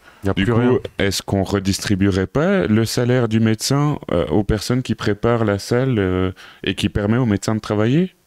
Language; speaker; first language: French; native; French